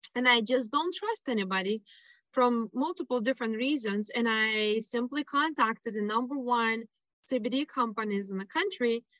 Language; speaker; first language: English; non-native, fluent; Lithuanian